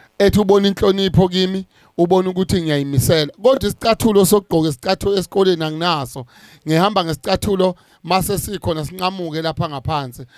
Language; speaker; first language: Zulu; native; Zulu